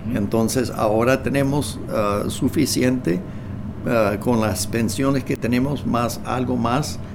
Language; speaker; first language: Spanish; non-native, fluent; English